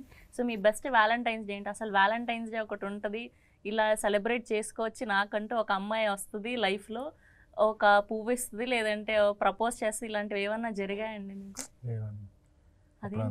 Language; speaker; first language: Telugu; native; Telugu